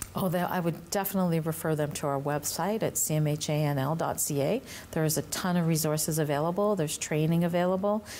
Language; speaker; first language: English; native; English